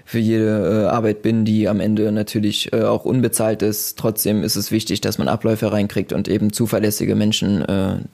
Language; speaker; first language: German; native; German